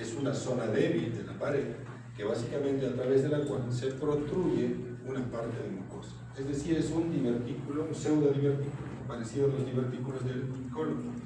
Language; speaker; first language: Spanish; native; Spanish